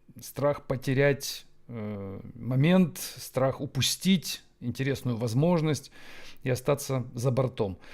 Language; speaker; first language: Russian; native; Russian